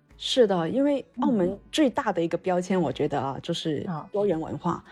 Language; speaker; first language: Chinese; non-native, local second language; Cantonese